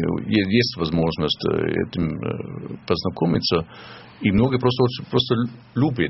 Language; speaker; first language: Russian; non-native, fluent; German